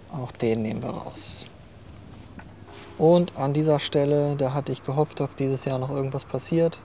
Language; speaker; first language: German; native; German